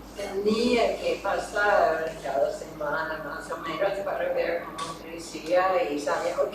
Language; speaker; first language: Spanish; non-native, fluent; English